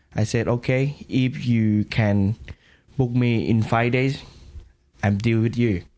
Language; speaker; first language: English; non-native, learner; Thai